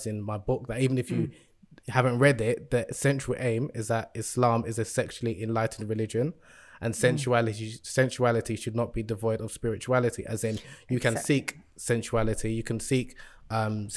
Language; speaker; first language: English; native; English